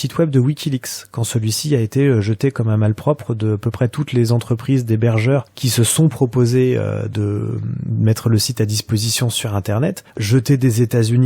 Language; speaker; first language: French; native; French